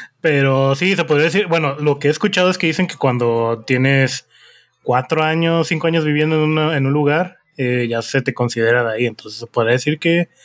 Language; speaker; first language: Spanish; native; Spanish